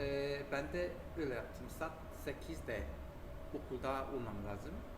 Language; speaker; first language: Turkish; non-native, fluent; Korean